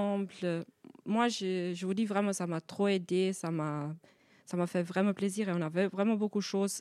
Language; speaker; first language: French; non-native, learner; Albanian